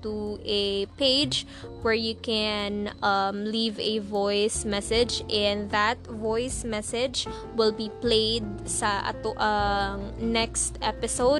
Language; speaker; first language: English; non-native, local second language; Cebuano